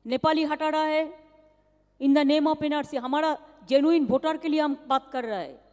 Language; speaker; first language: Hindi; non-native, local second language; Bangla